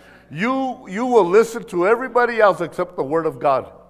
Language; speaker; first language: English; early bilingual, other home language; Spanish